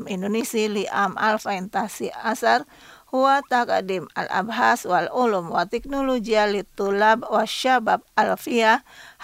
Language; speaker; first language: Arabic; non-native, fluent; Indonesian